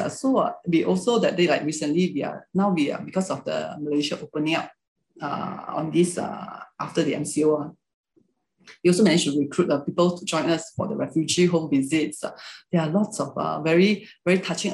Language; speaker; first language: English; non-native, local second language; Hakka Chinese